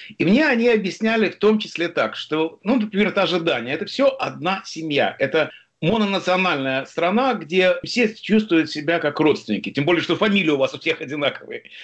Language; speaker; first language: Russian; native; Russian